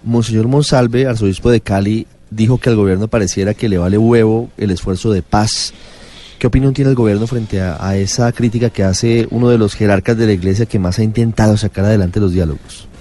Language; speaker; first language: Spanish; native; Spanish